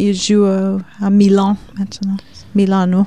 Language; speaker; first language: French; non-native, fluent; Swedish